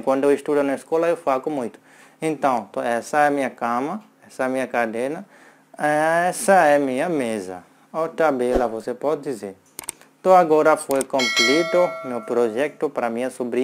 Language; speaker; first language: Portuguese; non-native, learner; Hindi